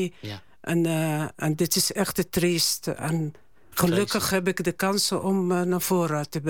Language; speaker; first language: Dutch; non-native, learner; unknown